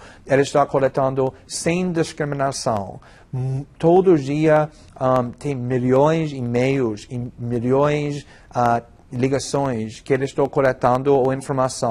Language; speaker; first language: Portuguese; non-native, fluent; English